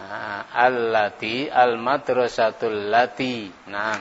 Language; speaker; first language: Arabic; non-native, fluent; Indonesian